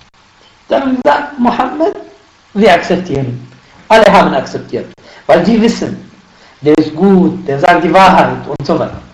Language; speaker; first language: German; non-native, fluent; Arabic